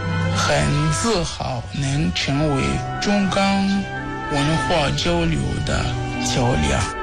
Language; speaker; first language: Chinese; non-native, fluent; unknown